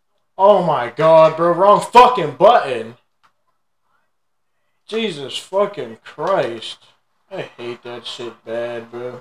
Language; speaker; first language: English; native; English